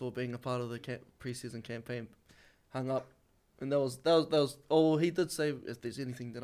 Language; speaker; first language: English; native; English